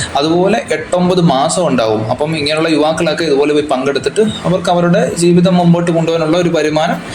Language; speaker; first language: Malayalam; native; Malayalam